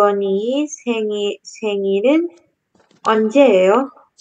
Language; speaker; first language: Korean; non-native, learner; Indonesian